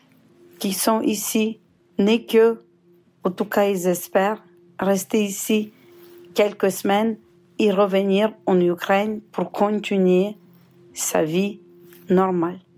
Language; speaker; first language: French; non-native, fluent; Ukrainian